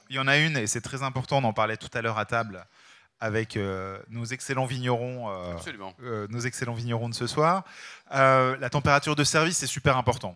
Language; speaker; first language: French; native; French